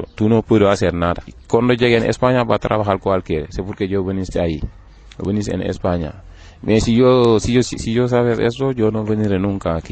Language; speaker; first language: Spanish; non-native, learner; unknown